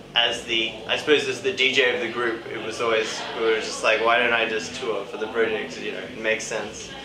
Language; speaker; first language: English; native; English